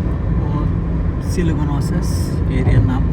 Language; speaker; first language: Hindi; non-native, learner; Bangla